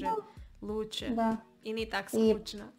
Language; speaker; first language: Russian; non-native, learner; Spanish